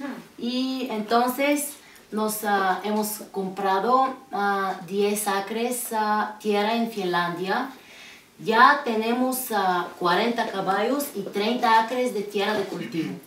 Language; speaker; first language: Spanish; non-native, learner; Bulgarian